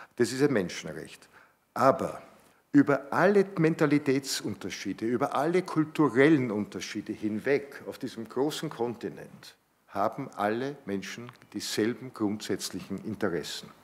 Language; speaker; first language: German; native; German